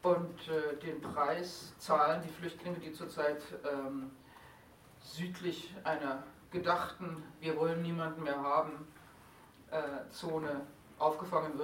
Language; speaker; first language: German; native; German